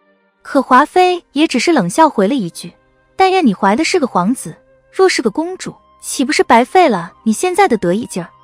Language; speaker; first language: Chinese; native; Chinese